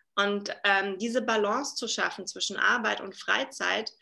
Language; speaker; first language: German; native; German